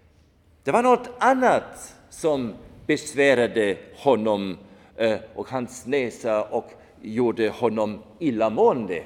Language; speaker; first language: Swedish; non-native, fluent; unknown